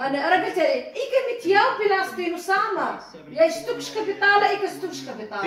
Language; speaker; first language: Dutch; non-native, learner; Arabic